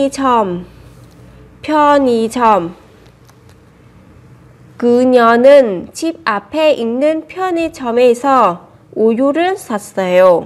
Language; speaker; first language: Korean; non-native, fluent; Vietnamese